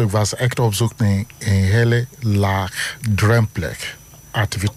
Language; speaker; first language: Dutch; non-native, fluent; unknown